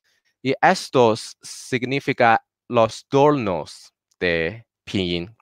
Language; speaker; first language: Spanish; non-native, learner; Chinese